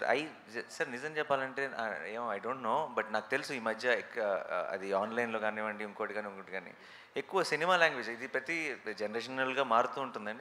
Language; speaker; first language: Telugu; native; Telugu